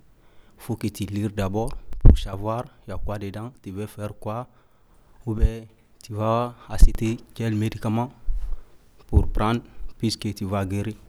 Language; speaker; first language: French; non-native, learner; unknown